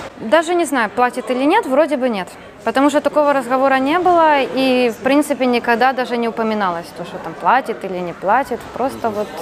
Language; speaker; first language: Russian; native; Russian